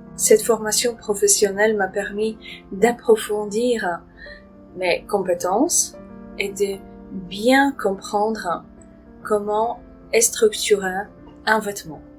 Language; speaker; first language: French; non-native, fluent; Polish